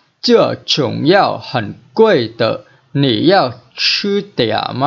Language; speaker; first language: Chinese; non-native, fluent; Vietnamese